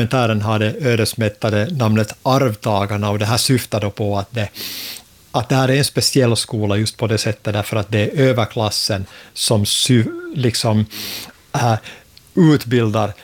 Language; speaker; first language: Swedish; native; Swedish